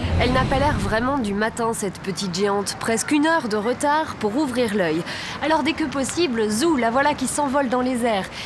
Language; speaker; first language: French; native; French